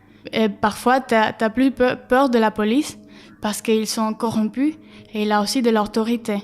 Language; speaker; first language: French; non-native, fluent; Spanish